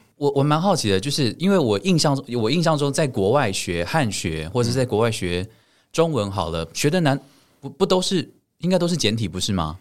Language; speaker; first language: Chinese; native; Chinese